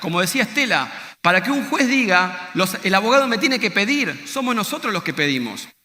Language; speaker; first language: Spanish; native; Spanish